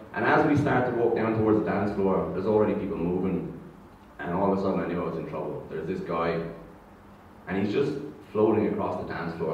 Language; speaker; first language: English; native; English